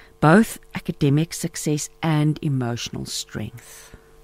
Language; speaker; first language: English; non-native, local second language; Afrikaans